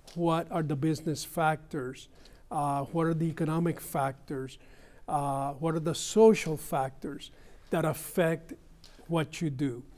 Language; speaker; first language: English; early bilingual, other home language; Spanish